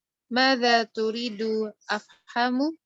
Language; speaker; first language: Arabic; non-native, learner; Indonesian